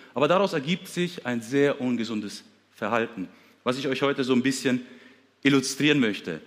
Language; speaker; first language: German; early bilingual, other home language; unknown